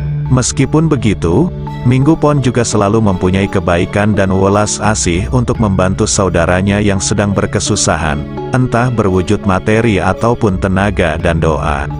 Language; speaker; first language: Indonesian; non-native, local second language; Javanese